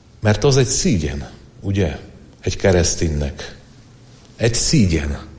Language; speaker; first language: Hungarian; non-native, fluent; Polish